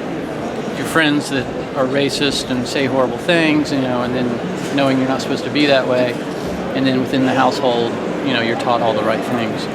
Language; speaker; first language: English; non-native, fluent; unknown